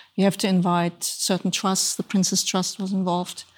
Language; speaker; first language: English; non-native, fluent; German